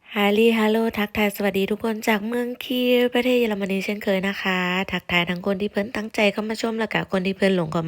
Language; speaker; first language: Thai; non-native, local second language; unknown